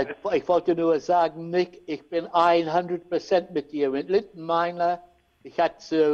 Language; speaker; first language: German; non-native, learner; English